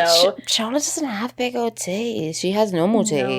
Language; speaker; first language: English; native; English